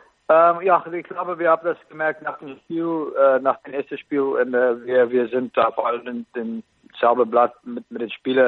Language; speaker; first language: German; non-native, fluent; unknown